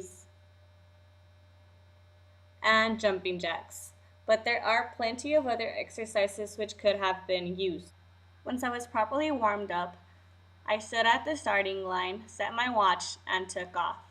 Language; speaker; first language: English; native; English